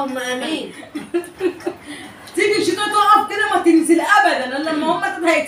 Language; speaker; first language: Arabic; native; Arabic